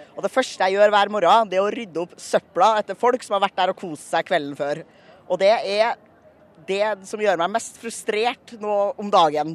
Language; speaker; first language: Norwegian; native; Norwegian